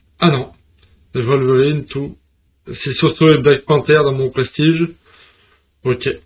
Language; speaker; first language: French; native; French